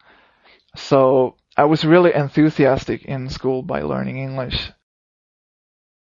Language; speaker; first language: English; non-native, fluent; Swedish